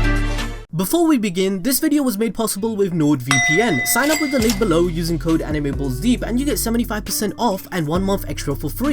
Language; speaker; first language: English; native; English